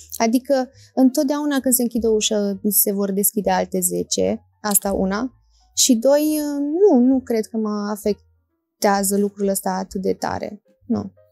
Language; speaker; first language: Romanian; early bilingual, heritage; Romanian